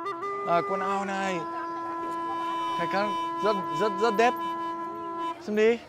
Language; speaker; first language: Vietnamese; non-native, learner; English